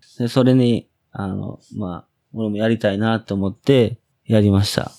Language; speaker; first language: Japanese; native; Japanese